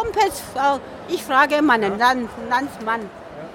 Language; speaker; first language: German; non-native, learner; Min Nan Chinese